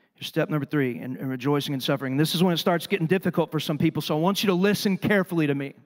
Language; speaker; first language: English; native; English